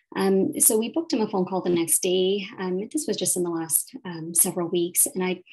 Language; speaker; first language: English; native; English